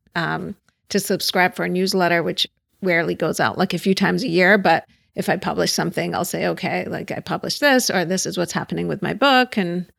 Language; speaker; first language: English; native; English